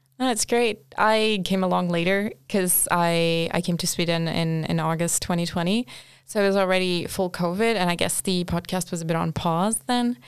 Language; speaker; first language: English; non-native, fluent; Portuguese